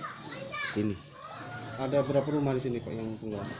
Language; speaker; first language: Indonesian; native; Indonesian